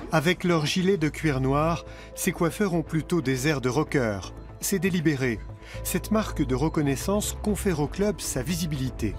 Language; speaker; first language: French; native; French